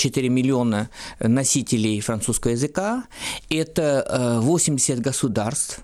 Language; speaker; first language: Russian; non-native, fluent; French